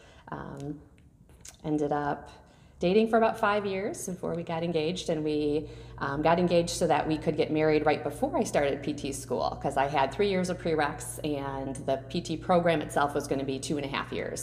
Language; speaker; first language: English; native; English